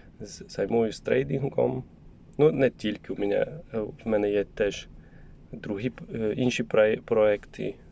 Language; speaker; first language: Ukrainian; non-native, learner; Polish